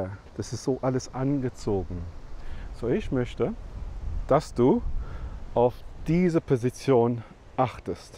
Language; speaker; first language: German; non-native, fluent; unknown